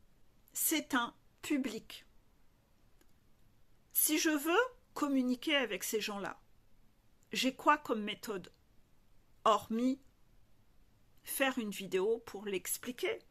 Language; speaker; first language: French; native; French